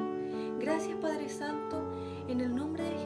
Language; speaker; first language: Spanish; native; Spanish